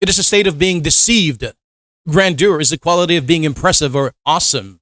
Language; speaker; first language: English; non-native, local second language; Filipino